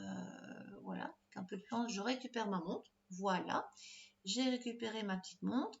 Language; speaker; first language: French; native; French